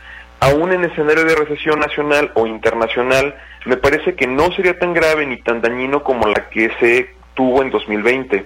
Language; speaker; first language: Spanish; native; Spanish